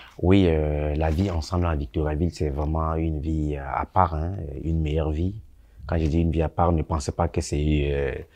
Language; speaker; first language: French; non-native, local second language; Sango